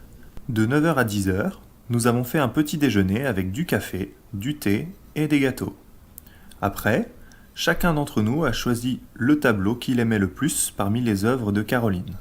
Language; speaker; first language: French; non-native, learner; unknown